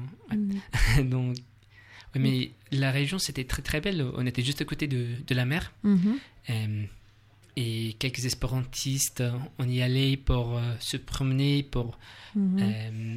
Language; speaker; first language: French; non-native, learner; English